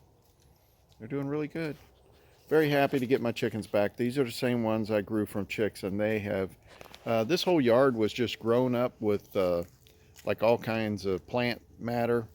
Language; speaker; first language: English; native; English